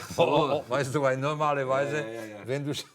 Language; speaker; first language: German; non-native, fluent; Slovak